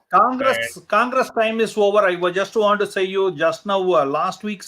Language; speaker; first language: English; non-native, local second language; Hindi